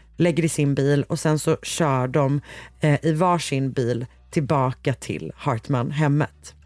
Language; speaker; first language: Swedish; native; Swedish